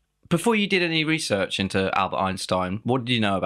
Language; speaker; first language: English; native; English